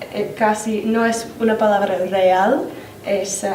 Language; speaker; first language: Spanish; non-native, learner; English